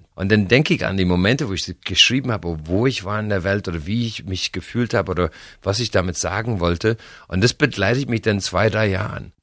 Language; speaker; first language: German; non-native, fluent; English